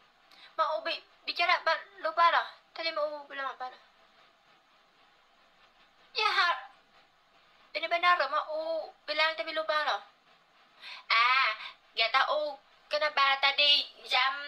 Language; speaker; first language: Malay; non-native, learner; Vietnamese